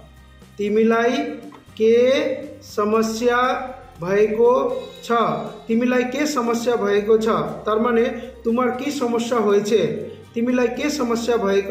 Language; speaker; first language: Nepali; non-native, learner; Bangla